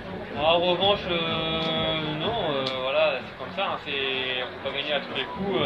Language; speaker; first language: French; native; French